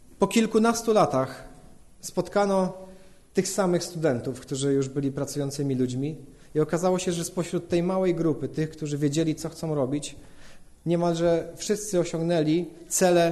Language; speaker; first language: Polish; native; Polish